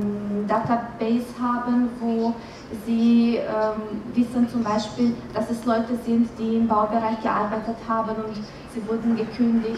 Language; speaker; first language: German; non-native, fluent; Romanian